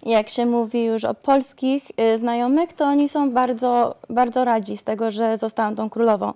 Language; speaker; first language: Polish; early bilingual, heritage; Polish